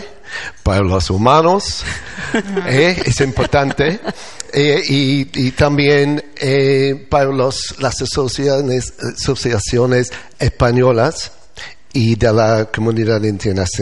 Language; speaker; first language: Spanish; non-native, learner; English